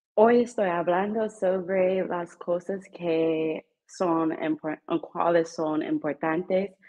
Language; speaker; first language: Spanish; non-native, learner; English